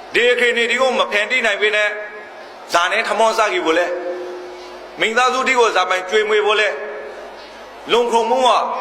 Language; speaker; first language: Burmese; native; Burmese